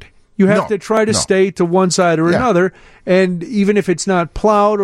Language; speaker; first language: English; native; English